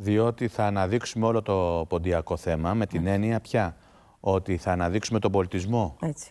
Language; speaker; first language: Greek; native; Greek